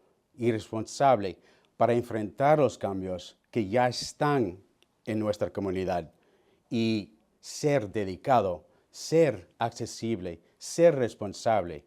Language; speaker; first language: Spanish; early bilingual, heritage; Spanish